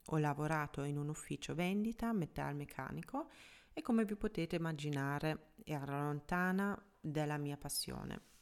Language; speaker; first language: Italian; non-native, fluent; German